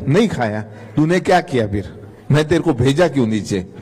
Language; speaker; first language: Hindi; non-native, local second language; Marathi